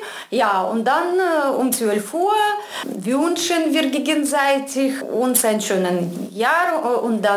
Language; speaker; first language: German; non-native, fluent; Russian